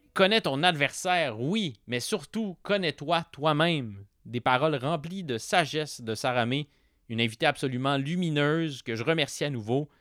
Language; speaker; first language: French; native; French